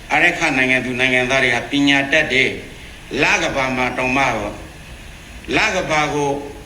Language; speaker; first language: Burmese; native; Burmese